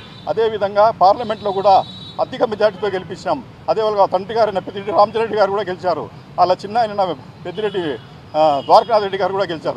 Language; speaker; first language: Telugu; native; Telugu